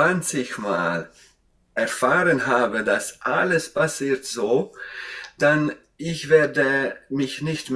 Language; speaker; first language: German; non-native, fluent; Hungarian